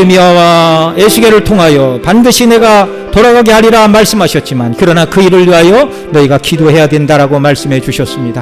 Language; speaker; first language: Korean; native; Korean